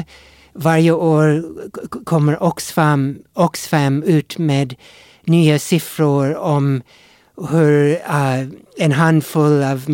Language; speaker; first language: Swedish; non-native, fluent; English